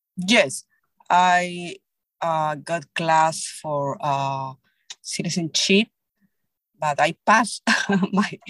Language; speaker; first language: English; non-native, learner; Spanish